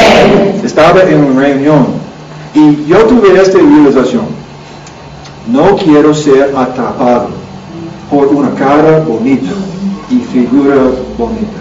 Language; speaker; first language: Spanish; non-native, learner; English